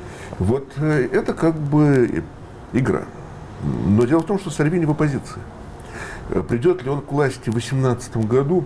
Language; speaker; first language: Russian; native; Russian